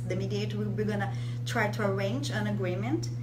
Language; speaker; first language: English; non-native, fluent; Portuguese